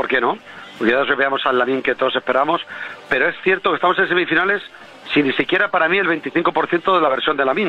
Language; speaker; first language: Spanish; native; Spanish